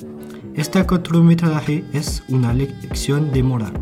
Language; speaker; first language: Spanish; non-native, learner; French